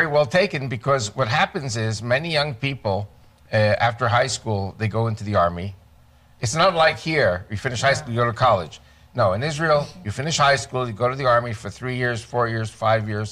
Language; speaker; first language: English; native; English